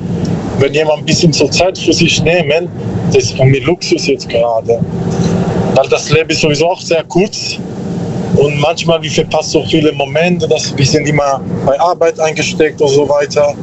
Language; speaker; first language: German; non-native, learner; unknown